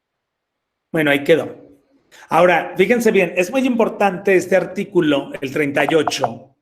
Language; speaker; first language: Spanish; native; Spanish